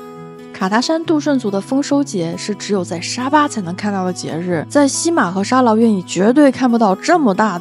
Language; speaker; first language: Chinese; native; Chinese